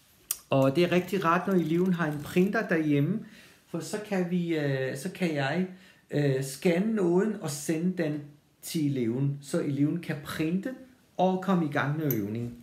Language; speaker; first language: Danish; non-native, fluent; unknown